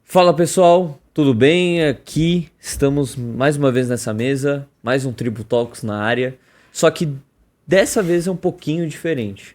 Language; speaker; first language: Portuguese; native; Portuguese